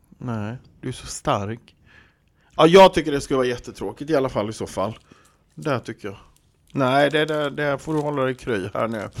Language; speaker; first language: Swedish; native; Swedish